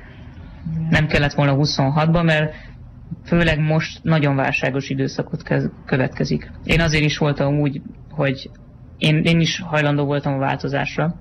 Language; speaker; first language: Hungarian; native; Hungarian